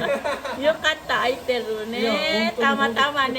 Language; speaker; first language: Japanese; non-native, learner; Filipino